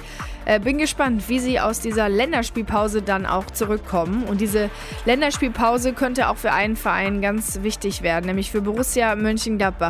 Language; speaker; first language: German; native; German